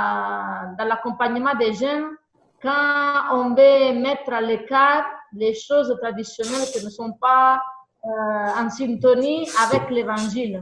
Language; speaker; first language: French; non-native, fluent; Italian